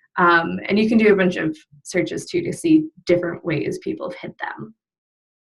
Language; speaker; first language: English; native; English